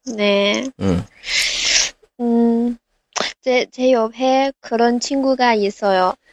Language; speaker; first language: Korean; non-native, learner; Chinese